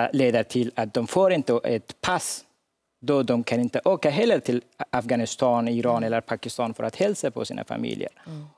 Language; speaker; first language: Swedish; non-native, fluent; Hazaragi